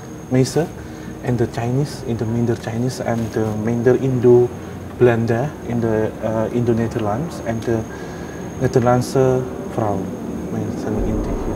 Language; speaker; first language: Dutch; non-native, learner; Indonesian